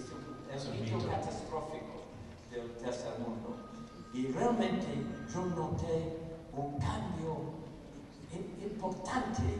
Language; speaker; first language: Spanish; non-native, fluent; English